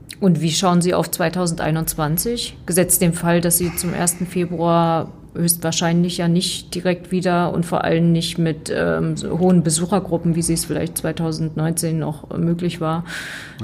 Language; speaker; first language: German; native; German